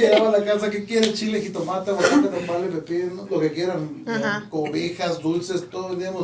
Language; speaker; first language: Spanish; early bilingual, heritage; Spanish